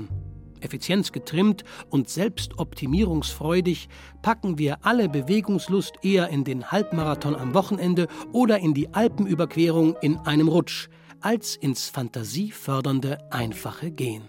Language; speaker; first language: German; native; German